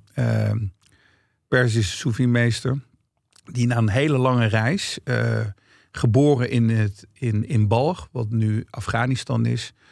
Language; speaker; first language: Dutch; early bilingual, other home language; Turkish